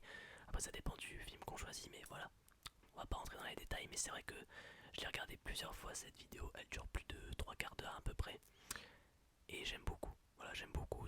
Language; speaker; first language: French; native; French